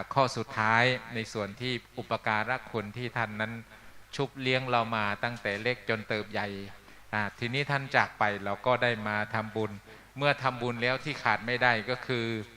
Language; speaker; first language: Thai; non-native, local second language; Northeastern Thai